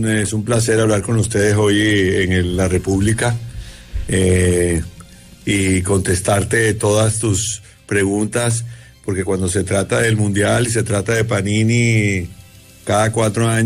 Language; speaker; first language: Spanish; native; Spanish